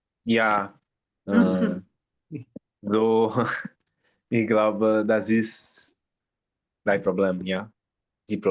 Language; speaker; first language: German; non-native, learner; Portuguese